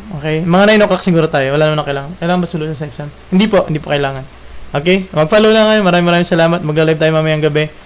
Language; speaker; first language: Filipino; native; Filipino